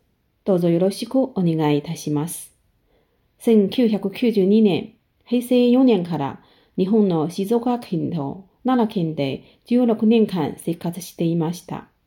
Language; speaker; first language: Japanese; non-native, fluent; Chinese